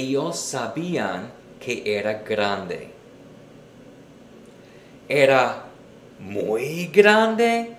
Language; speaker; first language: Spanish; non-native, fluent; English